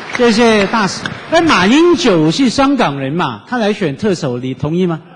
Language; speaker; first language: Chinese; non-native, local second language; Cantonese